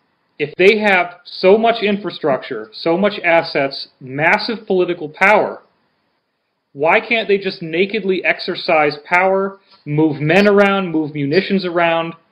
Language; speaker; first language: English; native; English